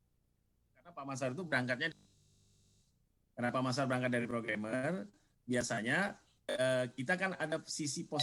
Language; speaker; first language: Indonesian; native; Indonesian